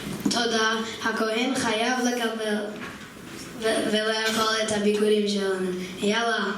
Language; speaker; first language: Hebrew; non-native, learner; English